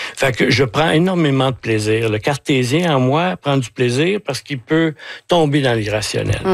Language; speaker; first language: French; native; French